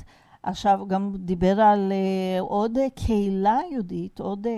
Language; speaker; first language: Hebrew; non-native, fluent; Portuguese